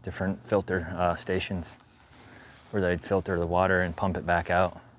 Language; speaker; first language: English; native; English